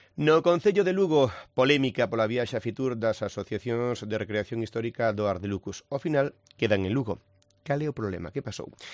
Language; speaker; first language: Galician; native; Galician